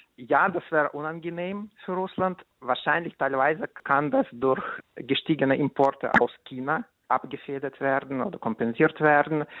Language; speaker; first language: German; non-native, fluent; Russian